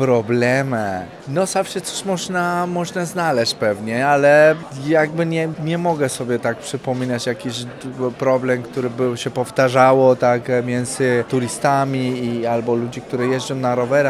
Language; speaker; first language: Polish; non-native, fluent; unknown